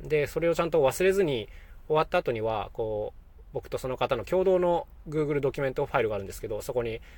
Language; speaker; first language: Japanese; native; Japanese